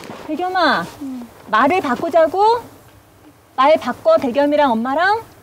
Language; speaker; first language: Korean; native; Korean